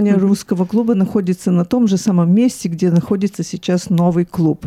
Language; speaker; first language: Russian; early bilingual, heritage; Russian